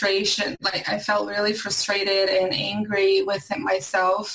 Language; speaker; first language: English; non-native, fluent; Portuguese